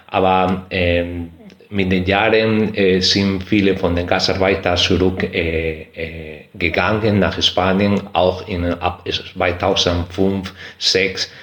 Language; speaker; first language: German; non-native, fluent; Spanish